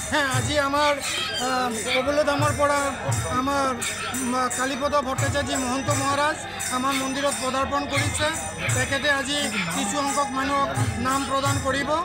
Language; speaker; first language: Assamese; non-native, local second language; Bangla